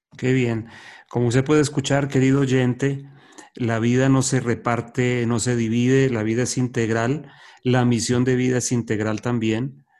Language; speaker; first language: Spanish; native; Spanish